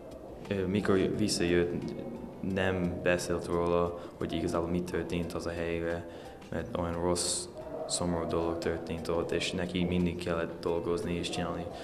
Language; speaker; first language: Hungarian; early bilingual, heritage; Hungarian